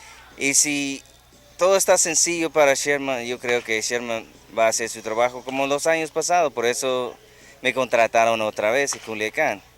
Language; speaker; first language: Spanish; non-native, fluent; English